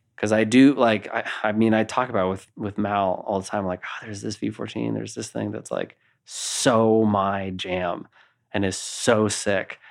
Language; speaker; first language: English; native; English